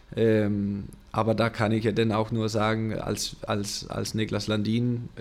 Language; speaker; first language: German; non-native, fluent; Danish